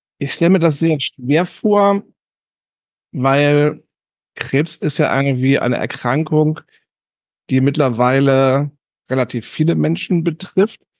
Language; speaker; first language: German; native; German